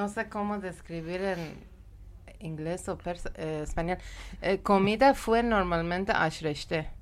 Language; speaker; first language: Spanish; non-native, learner; Persian